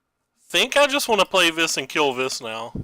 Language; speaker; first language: English; native; English